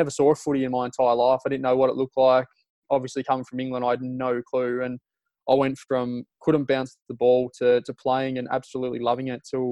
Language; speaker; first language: English; native; English